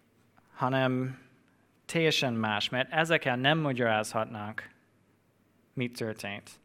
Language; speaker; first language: Hungarian; non-native, fluent; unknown